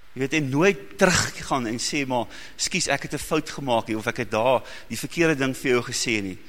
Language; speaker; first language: Afrikaans; native; Afrikaans